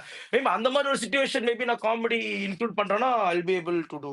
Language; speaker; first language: Tamil; native; Tamil